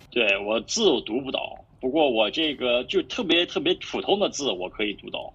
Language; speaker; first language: Chinese; early bilingual, heritage; Chinese